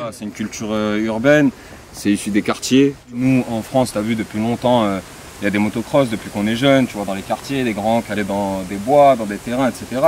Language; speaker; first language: French; native; French